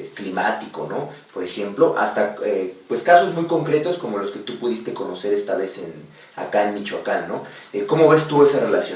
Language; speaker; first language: Spanish; native; Spanish